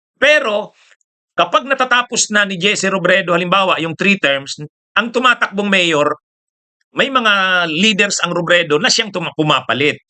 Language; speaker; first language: Filipino; non-native, local second language; Bikol